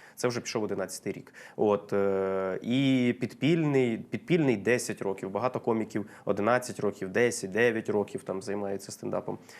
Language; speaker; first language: Ukrainian; non-native, local second language; Russian